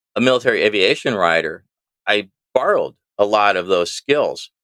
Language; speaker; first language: English; native; English